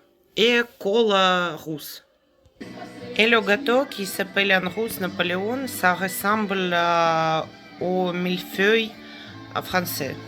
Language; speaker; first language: French; non-native, fluent; Russian